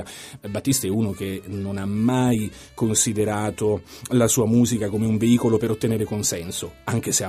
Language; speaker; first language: Italian; native; Italian